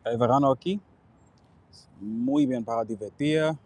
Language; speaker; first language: Spanish; non-native, learner; English